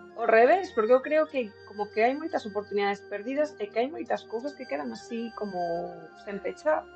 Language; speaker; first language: Galician; non-native, local second language; Spanish